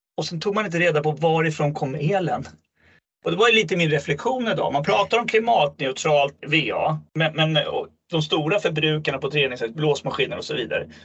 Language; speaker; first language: Swedish; native; Swedish